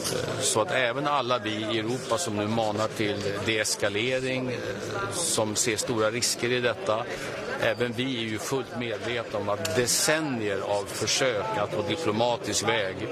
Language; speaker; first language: Swedish; native; Swedish